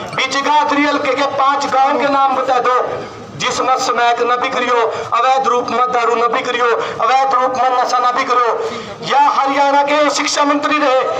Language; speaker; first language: Hindi; native; Hindi